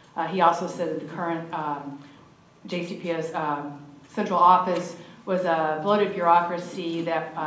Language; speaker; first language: English; native; English